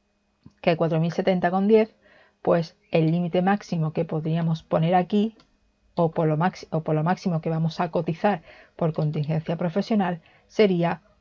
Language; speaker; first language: Spanish; native; Spanish